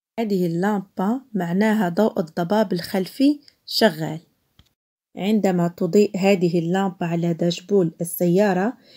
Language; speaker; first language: Arabic; non-native, local second language; Central Kurdish